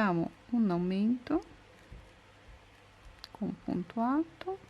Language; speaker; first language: Italian; non-native, learner; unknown